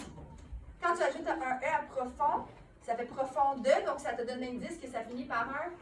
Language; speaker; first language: French; native; French